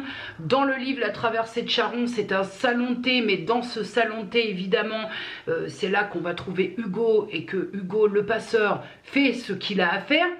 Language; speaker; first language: French; native; French